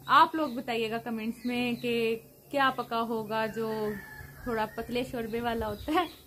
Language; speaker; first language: Urdu; non-native, local second language; Punjabi